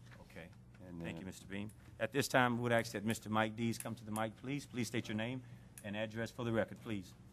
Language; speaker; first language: English; native; English